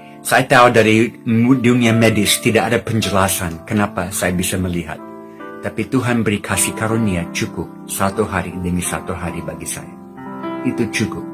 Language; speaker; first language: Indonesian; non-native, fluent; English